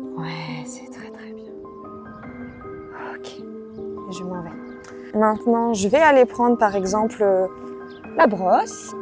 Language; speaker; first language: French; native; French